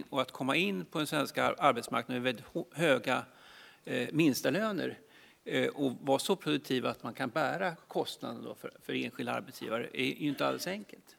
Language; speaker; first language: Swedish; native; Swedish